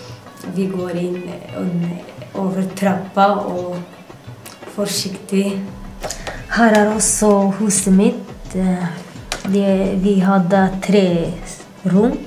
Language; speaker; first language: Norwegian; non-native, learner; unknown